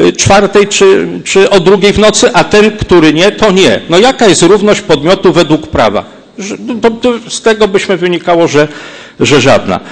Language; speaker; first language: Polish; native; Polish